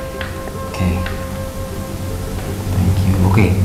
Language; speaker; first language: English; non-native, learner; Indonesian